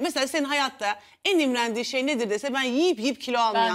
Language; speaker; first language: Turkish; native; Turkish